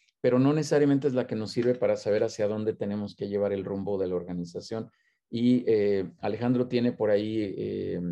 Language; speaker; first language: Spanish; native; Spanish